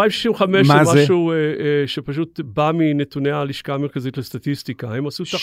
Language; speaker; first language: Hebrew; native; Hebrew